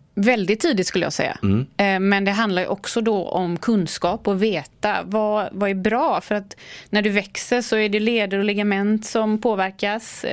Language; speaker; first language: Swedish; native; Swedish